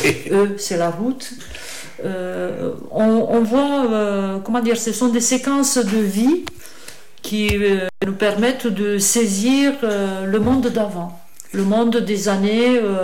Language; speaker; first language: French; non-native, fluent; Romanian